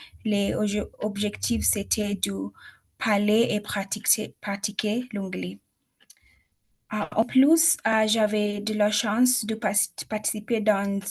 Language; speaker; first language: French; non-native, learner; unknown